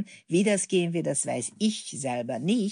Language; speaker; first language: German; non-native, fluent; Hungarian